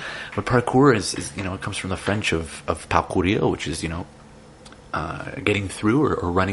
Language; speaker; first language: English; native; English